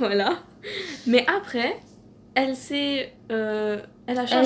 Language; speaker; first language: French; native; French